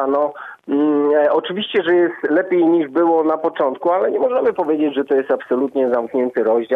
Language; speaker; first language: Polish; native; Polish